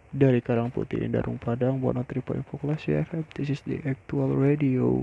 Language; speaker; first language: Indonesian; non-native, local second language; Minangkabau